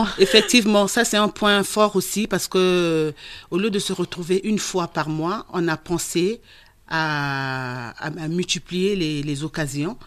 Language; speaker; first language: French; non-native, local second language; Lingala